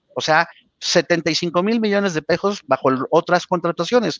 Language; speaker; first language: Spanish; native; Spanish